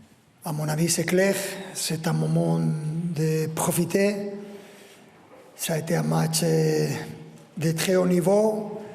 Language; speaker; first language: French; non-native, fluent; Spanish